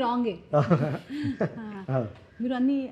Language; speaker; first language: Telugu; non-native, learner; Hindi